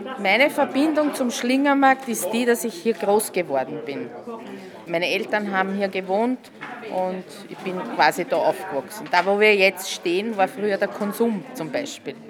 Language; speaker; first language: German; native; German